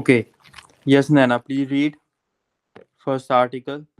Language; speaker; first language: English; non-native, local second language; Hindi